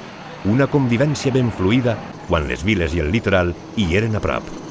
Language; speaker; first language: Catalan; native; Catalan